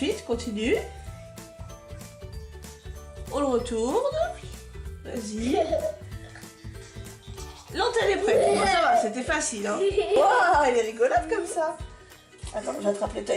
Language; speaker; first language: French; native; French